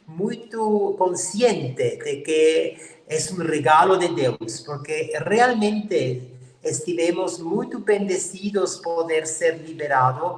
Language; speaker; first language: Portuguese; non-native, fluent; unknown